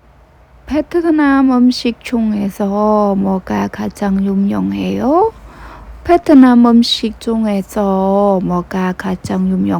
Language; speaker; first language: Korean; non-native, learner; Khmer